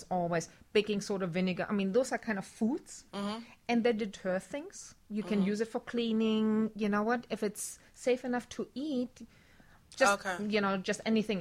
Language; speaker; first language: English; non-native, fluent; German